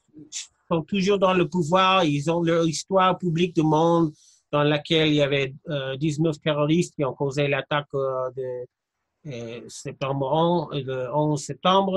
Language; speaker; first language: French; non-native, fluent; English